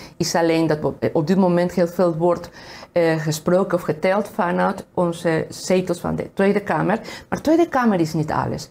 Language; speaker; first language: Dutch; non-native, fluent; Spanish